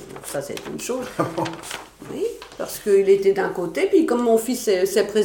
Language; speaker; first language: French; native; French